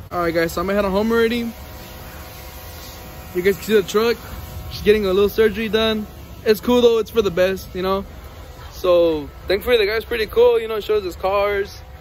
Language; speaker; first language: English; early bilingual, other home language; Spanish